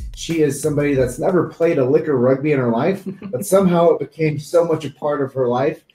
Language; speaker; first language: English; native; English